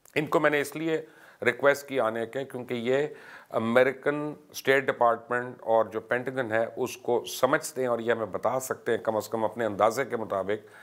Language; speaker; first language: Urdu; native; Urdu